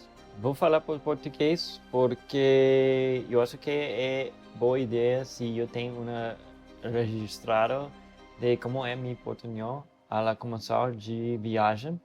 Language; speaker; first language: Portuguese; non-native, learner; English